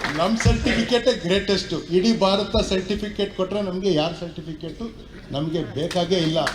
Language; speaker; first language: Kannada; native; Kannada